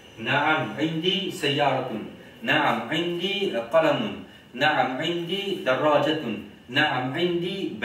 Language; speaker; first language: Arabic; non-native, fluent; Morisyen